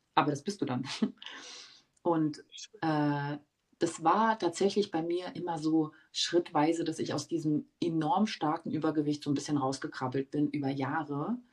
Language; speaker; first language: German; early bilingual, other home language; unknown